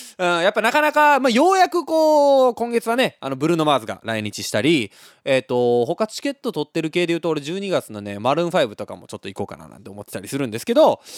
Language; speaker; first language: Japanese; native; Japanese